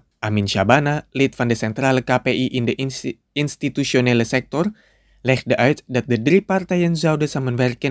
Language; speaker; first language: Dutch; non-native, fluent; Indonesian